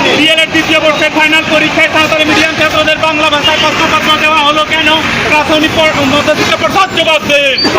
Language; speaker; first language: Bangla; non-native, local second language; Santali